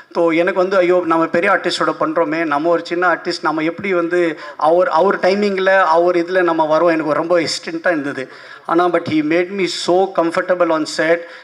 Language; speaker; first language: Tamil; non-native, local second language; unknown